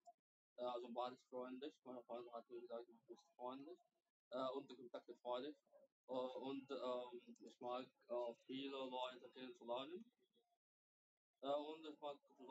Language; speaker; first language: German; non-native, learner; Arabic